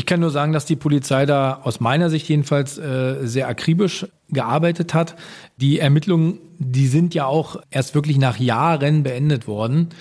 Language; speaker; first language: German; native; German